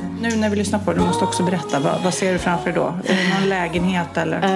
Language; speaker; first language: Swedish; native; Swedish